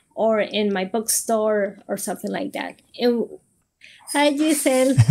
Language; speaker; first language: English; non-native, fluent; Spanish